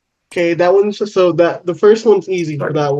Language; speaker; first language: English; native; English